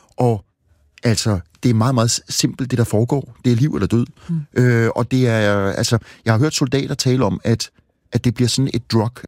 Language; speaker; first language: Danish; native; Danish